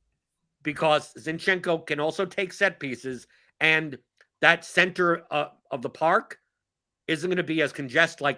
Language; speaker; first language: English; native; English